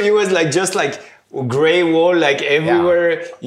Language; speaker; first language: English; non-native, fluent; French